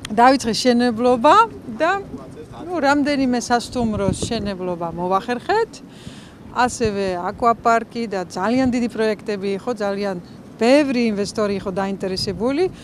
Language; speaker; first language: Georgian; non-native, fluent; Dutch